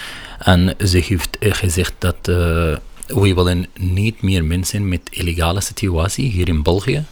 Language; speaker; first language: Dutch; non-native, learner; Arabic